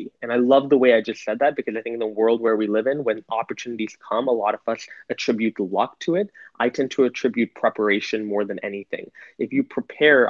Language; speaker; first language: English; native; English